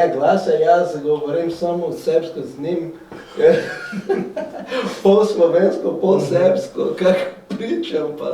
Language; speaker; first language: Slovenian; non-native, fluent; Portuguese